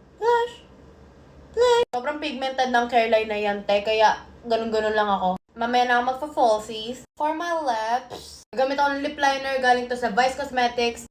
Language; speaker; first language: Filipino; native; Filipino